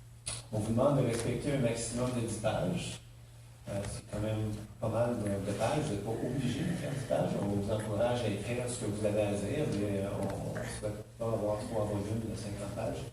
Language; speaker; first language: French; native; French